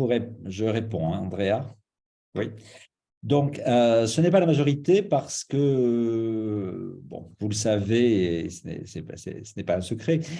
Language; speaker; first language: French; native; French